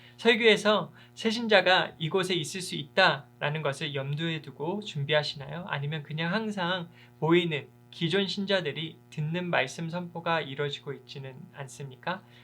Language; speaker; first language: Korean; early bilingual, heritage; Korean